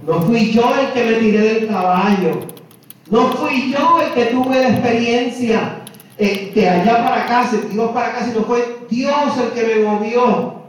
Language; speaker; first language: Spanish; native; Spanish